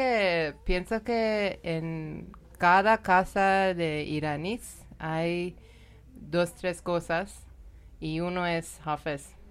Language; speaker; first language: Spanish; non-native, learner; Persian